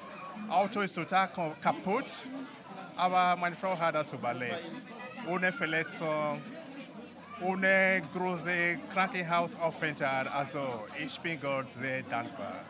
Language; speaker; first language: German; non-native, fluent; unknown